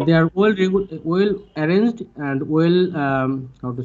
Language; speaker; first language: English; non-native, learner; Bangla